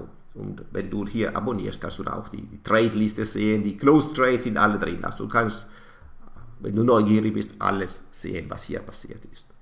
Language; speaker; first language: German; non-native, fluent; Italian